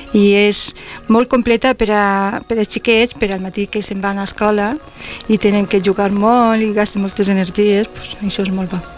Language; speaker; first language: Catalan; native; Catalan